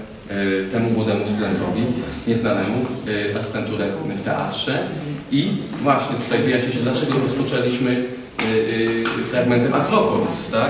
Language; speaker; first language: Polish; native; Polish